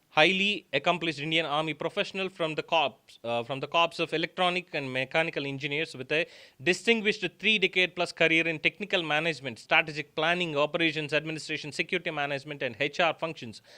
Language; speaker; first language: English; non-native, local second language; Telugu